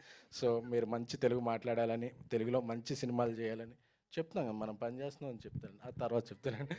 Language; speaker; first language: Telugu; native; Telugu